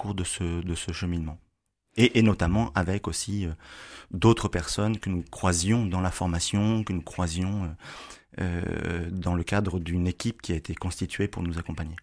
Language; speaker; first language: French; native; French